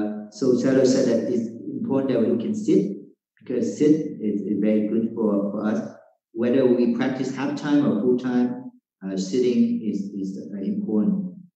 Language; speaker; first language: English; non-native, fluent; Vietnamese